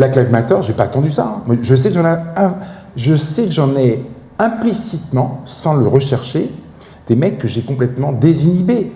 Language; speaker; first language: French; native; French